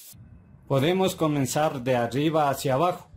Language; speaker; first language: Spanish; native; Spanish